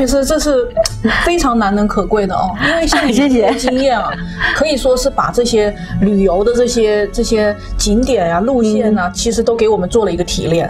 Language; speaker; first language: Chinese; native; Chinese